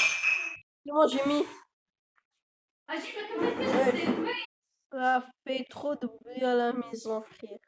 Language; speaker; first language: French; native; French